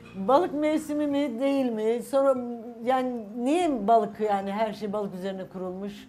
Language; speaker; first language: Turkish; native; Turkish